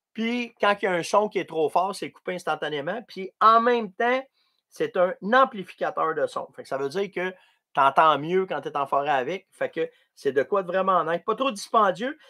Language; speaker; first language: French; native; French